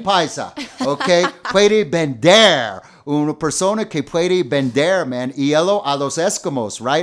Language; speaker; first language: Spanish; non-native, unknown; English